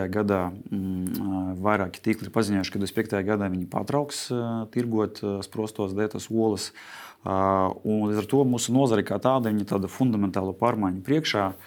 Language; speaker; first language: Latvian; non-native, local second language; Russian